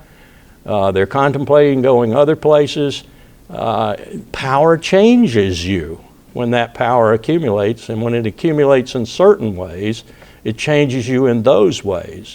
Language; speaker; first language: English; native; English